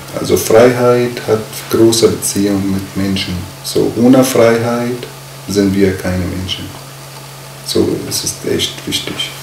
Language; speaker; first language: German; non-native, fluent; Arabic